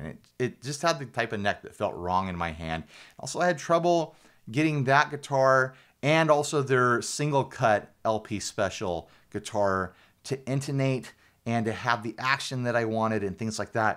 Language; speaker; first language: English; native; English